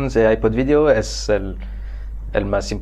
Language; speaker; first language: Spanish; non-native, fluent; French